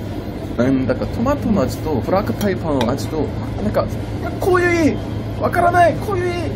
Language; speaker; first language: Japanese; non-native, fluent; Korean